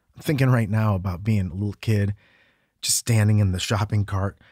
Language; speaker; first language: English; native; English